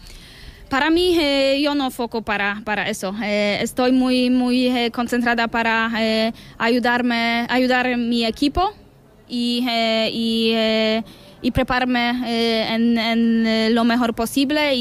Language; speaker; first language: Spanish; non-native, learner; Polish